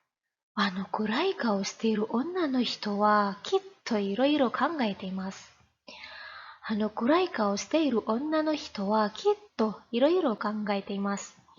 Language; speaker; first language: Japanese; non-native, fluent; Indonesian